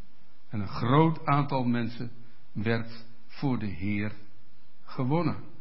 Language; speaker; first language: Dutch; native; Dutch